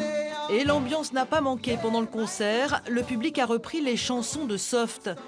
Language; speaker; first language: French; native; French